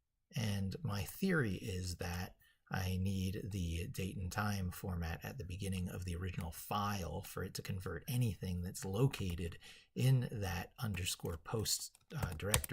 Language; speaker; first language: English; native; English